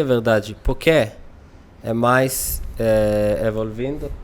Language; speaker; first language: Portuguese; non-native, learner; Hebrew